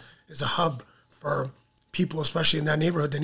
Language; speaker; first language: English; native; English